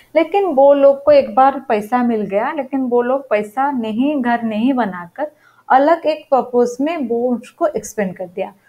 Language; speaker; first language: Hindi; non-native, local second language; Odia